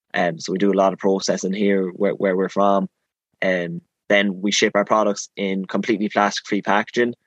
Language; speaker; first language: English; native; English